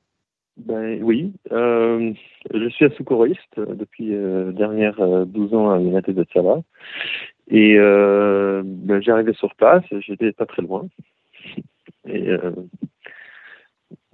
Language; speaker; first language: French; early bilingual, heritage; Hebrew